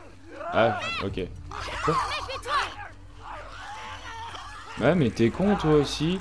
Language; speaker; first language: French; native; French